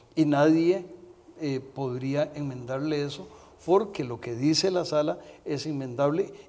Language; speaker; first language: Spanish; native; Spanish